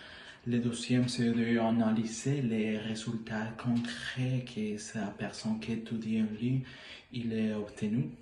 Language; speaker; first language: French; non-native, learner; Spanish